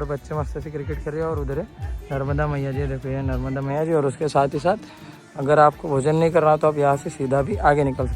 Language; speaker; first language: Hindi; non-native, local second language; Marathi